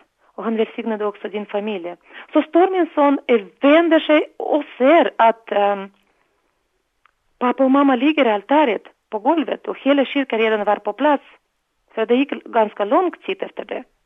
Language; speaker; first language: Swedish; non-native, learner; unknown